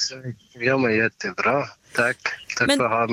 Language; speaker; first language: Swedish; non-native, fluent; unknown